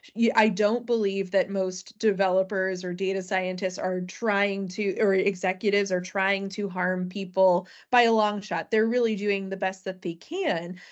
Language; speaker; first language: English; native; English